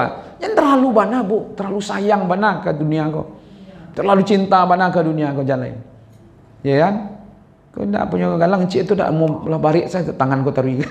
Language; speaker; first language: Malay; non-native, local second language; Minangkabau